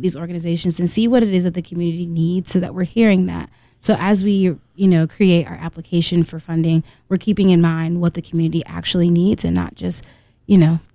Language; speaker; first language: English; native; English